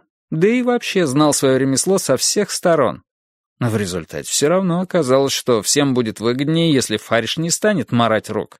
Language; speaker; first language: Russian; native; Russian